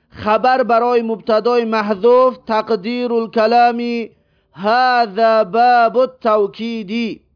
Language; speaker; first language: Persian; native; Persian